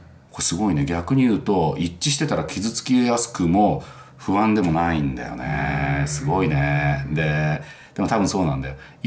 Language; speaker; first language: Japanese; native; Japanese